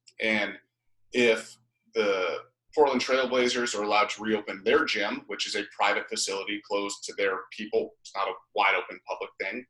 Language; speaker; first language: English; native; English